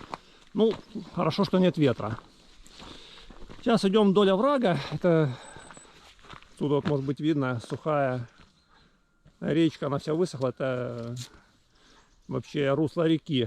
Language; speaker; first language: Russian; native; Russian